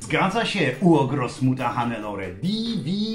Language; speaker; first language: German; non-native, fluent; Polish